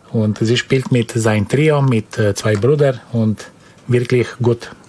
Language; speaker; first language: German; non-native, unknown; Slovenian